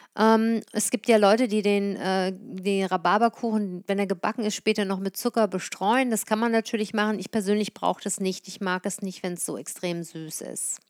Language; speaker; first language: German; native; German